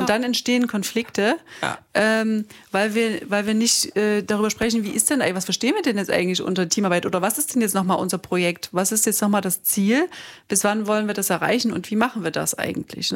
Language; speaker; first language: German; native; German